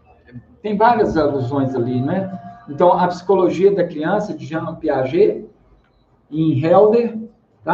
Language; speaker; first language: Portuguese; native; Portuguese